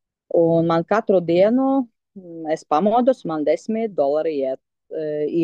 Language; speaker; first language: Latvian; non-native, local second language; Russian